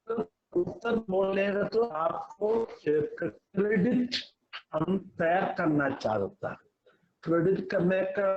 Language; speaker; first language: Hindi; non-native, local second language; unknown